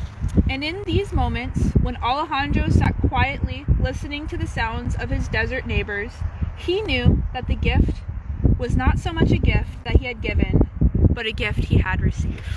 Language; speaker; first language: English; native; English